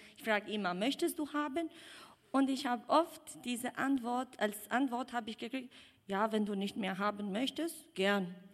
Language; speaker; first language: German; non-native, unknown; Albanian